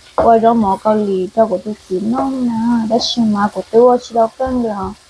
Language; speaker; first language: Korean; non-native, learner; Hmong